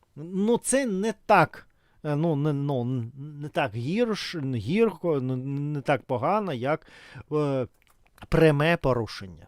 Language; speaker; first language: Ukrainian; non-native, local second language; Russian